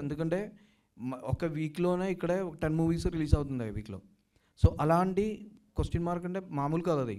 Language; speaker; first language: Telugu; non-native, learner; Malayalam